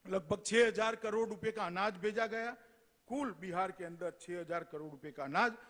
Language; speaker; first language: Hindi; non-native, local second language; Gujarati